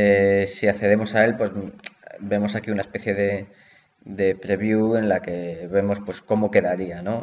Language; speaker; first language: Spanish; native; Spanish